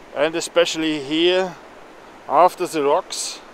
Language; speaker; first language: English; non-native, fluent; German